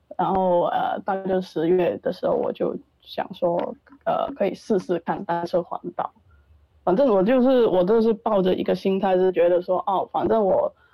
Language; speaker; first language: Chinese; non-native, local second language; Cantonese